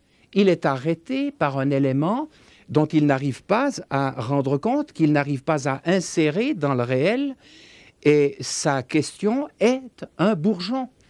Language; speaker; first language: French; native; French